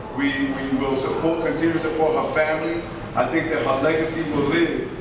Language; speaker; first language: English; early bilingual, other home language; Spanish